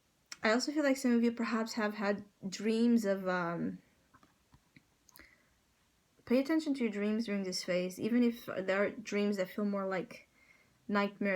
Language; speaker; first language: English; non-native, fluent; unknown